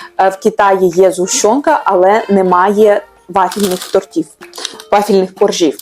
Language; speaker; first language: Ukrainian; non-native, local second language; Russian